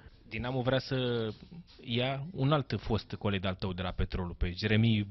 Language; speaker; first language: Romanian; native; Romanian